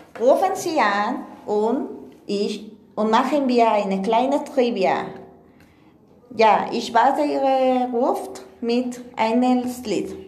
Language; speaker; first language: German; non-native, learner; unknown